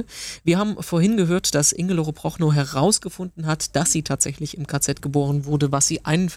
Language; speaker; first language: German; native; German